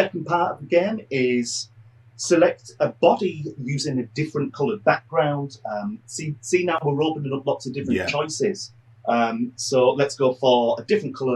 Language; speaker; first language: English; native; English